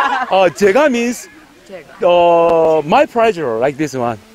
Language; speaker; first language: English; non-native, learner; Korean